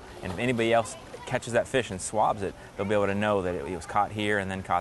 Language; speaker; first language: English; native; English